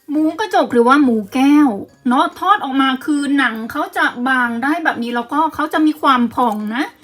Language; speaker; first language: Thai; native; Thai